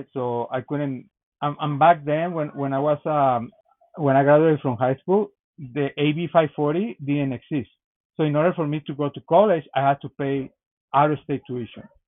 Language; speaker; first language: English; non-native, fluent; Spanish